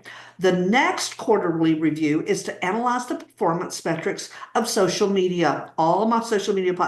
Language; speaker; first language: English; native; English